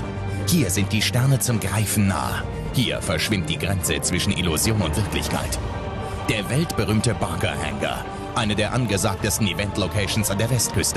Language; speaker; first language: German; native; German